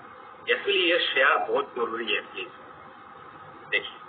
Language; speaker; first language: Hindi; non-native, fluent; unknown